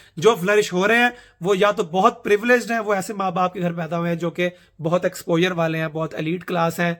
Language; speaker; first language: Urdu; native; Urdu